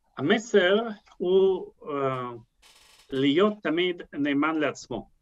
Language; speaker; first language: Hebrew; non-native, fluent; Russian